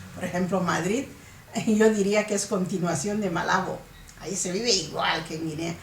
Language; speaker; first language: Spanish; non-native, local second language; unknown